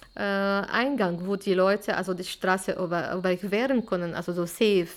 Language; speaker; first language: German; non-native, fluent; Arabic